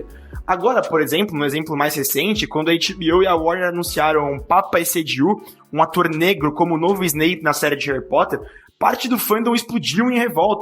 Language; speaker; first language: Portuguese; native; Portuguese